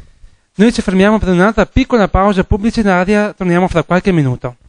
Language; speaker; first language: Italian; native; Italian